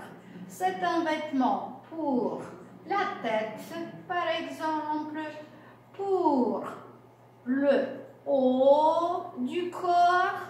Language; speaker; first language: French; non-native, fluent; Russian